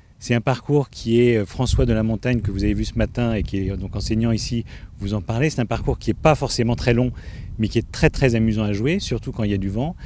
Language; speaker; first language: French; native; French